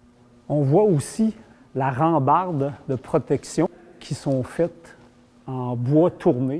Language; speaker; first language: French; native; French